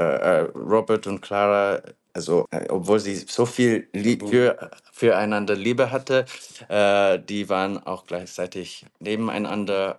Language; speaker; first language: German; non-native, fluent; English